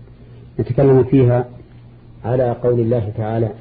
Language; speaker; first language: Arabic; native; Arabic